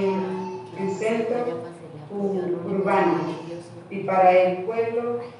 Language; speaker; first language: Spanish; non-native, local second language; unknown